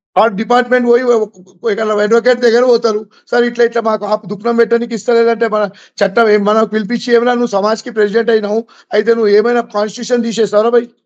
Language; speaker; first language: Telugu; non-native, local second language; Gujarati